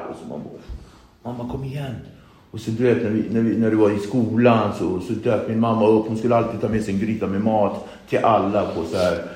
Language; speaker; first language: Swedish; early bilingual, other home language; Kabuverdianu